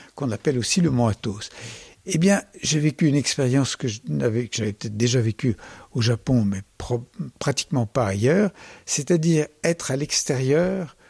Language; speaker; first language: French; native; French